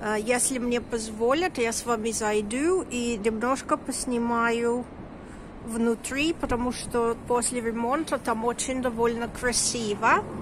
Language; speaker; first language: Russian; non-native, learner; English